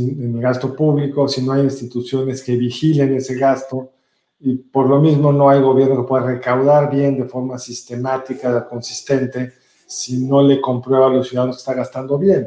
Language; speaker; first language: Spanish; native; Spanish